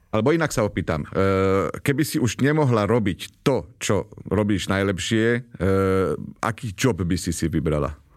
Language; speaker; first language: Slovak; native; Slovak